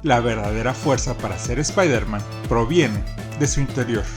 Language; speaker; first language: Spanish; native; Spanish